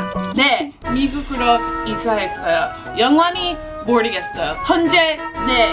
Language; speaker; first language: Korean; non-native, fluent; English